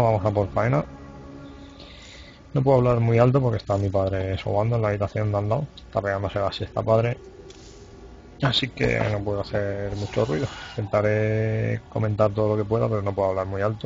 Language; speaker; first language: Spanish; native; Spanish